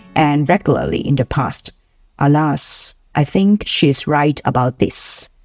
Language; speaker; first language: English; non-native, local second language; Cantonese